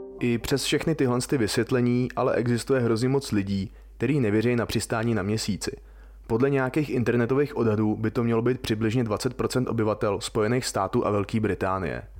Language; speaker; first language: Czech; native; Czech